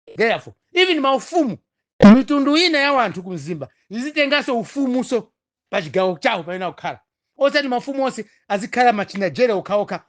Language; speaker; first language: Nyanja; non-native, local second language; Tumbuka